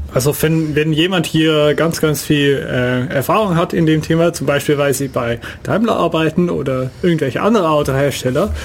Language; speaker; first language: German; non-native, fluent; Dutch